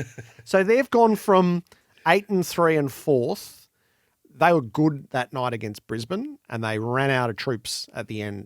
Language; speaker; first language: English; native; English